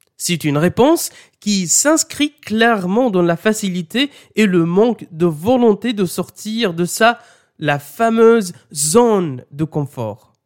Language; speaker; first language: French; non-native, fluent; Arabic